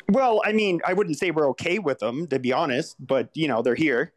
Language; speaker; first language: English; native; English